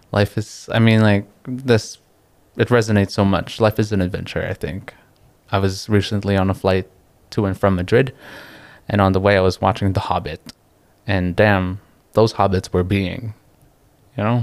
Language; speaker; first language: English; non-native, local second language; Filipino